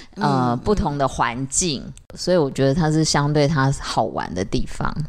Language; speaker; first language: Chinese; native; Chinese